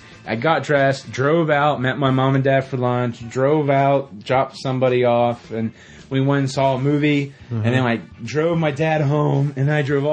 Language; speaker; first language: English; native; English